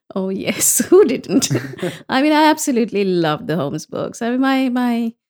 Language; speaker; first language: English; non-native, local second language; Bangla